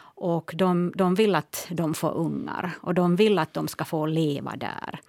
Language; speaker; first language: Swedish; non-native, local second language; Finnish